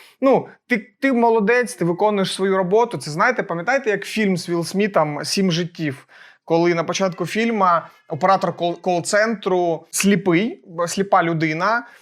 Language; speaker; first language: Ukrainian; native; Ukrainian